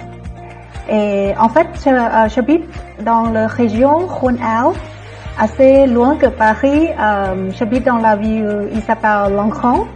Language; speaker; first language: French; non-native, fluent; Thai